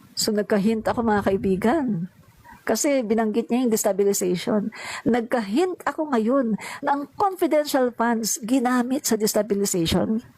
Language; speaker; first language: Filipino; non-native, local second language; Cebuano